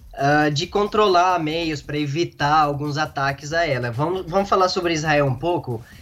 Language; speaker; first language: Portuguese; non-native, fluent; Arabic